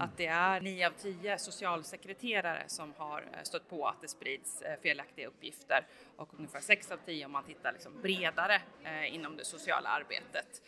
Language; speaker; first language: Swedish; native; Swedish